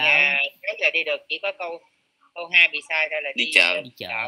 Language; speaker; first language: Vietnamese; native; Vietnamese